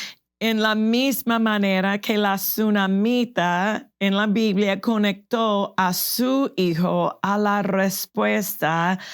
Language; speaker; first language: Spanish; non-native, fluent; English